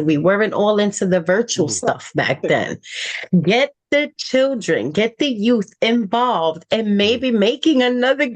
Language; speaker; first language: English; native; English